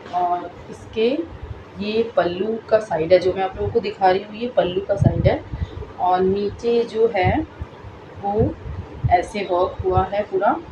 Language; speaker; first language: Hindi; non-native, local second language; Bangla